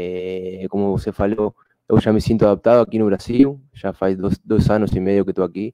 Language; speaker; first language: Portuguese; non-native, fluent; Spanish